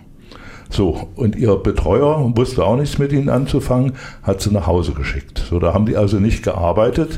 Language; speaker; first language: German; native; German